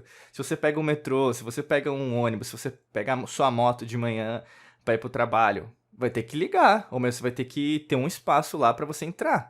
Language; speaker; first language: Portuguese; native; Portuguese